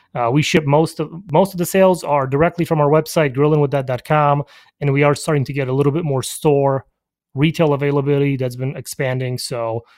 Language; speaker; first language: English; early bilingual, other home language; Polish